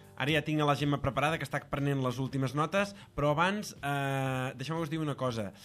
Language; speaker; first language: Catalan; native; Catalan